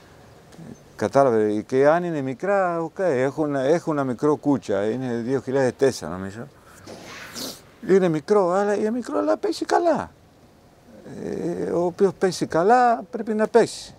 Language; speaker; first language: Greek; non-native, learner; Spanish